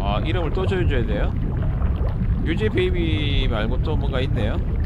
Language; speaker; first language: Korean; native; Korean